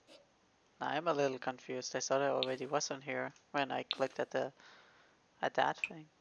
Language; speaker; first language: English; non-native, fluent; German